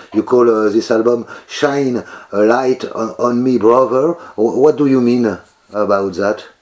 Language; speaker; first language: English; non-native, learner; French